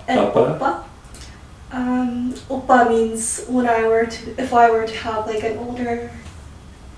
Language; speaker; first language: English; early bilingual, other home language; Korean